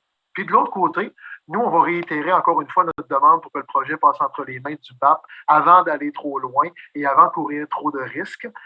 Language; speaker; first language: French; native; French